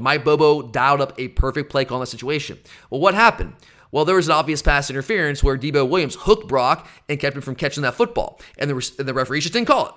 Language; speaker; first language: English; native; English